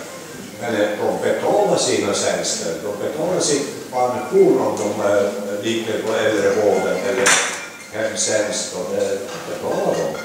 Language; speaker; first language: Swedish; non-native, learner; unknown